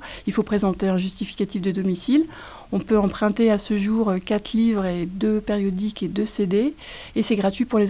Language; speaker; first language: French; native; French